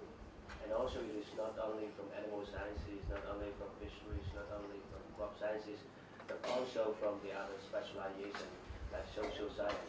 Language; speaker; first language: English; non-native, fluent; Vietnamese